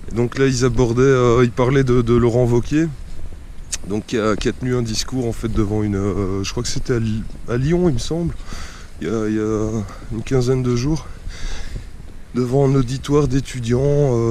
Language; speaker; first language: French; native; French